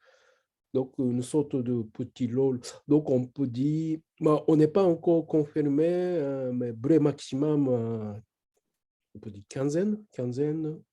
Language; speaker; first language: French; non-native, learner; Japanese